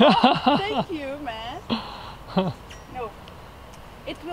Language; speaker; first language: English; non-native, learner; Russian